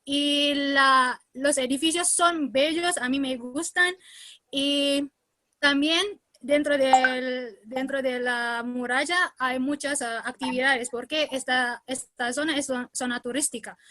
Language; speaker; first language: Spanish; non-native, learner; Indonesian